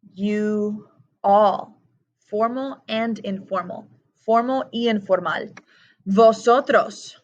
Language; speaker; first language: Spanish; non-native, fluent; English